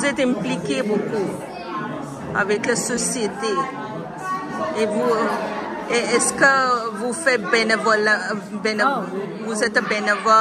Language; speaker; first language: French; non-native, learner; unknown